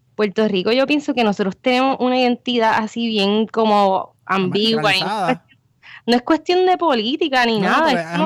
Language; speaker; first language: Spanish; native; Spanish